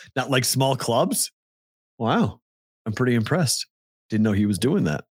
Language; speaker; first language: English; native; English